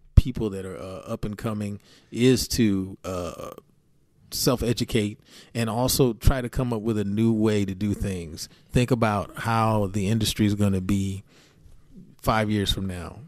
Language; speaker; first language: English; native; English